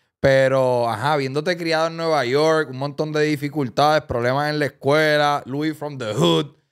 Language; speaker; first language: Spanish; native; Spanish